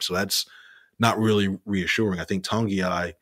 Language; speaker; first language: English; native; English